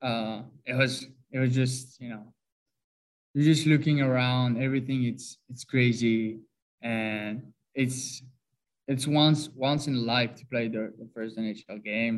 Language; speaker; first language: English; non-native, fluent; French